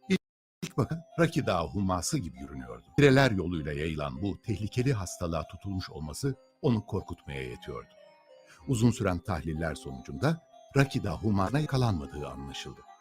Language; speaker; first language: Turkish; native; Turkish